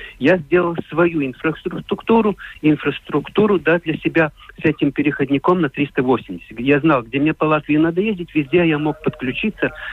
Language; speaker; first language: Russian; non-native, local second language; Latvian